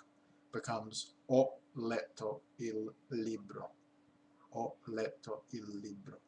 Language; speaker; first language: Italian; non-native, learner; English